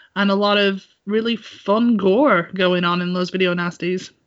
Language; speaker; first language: English; native; English